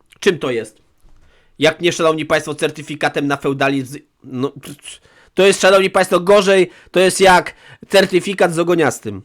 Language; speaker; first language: Polish; native; Polish